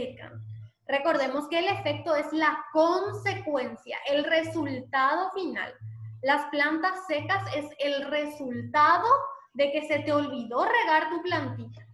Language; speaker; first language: Spanish; native; Spanish